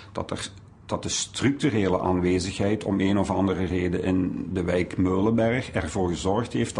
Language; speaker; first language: Dutch; native; Dutch